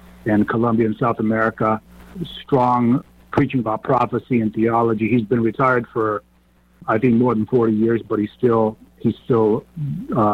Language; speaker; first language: English; non-native, local second language; Spanish